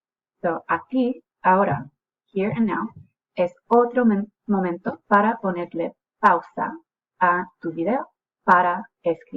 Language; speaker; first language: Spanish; non-native, fluent; English